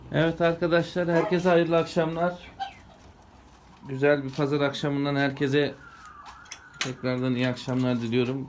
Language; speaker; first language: Turkish; native; Turkish